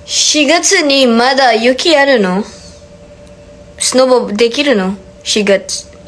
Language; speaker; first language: Japanese; non-native, learner; Filipino